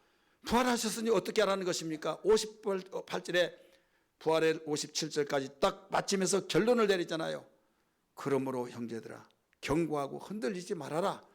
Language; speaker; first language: Korean; native; Korean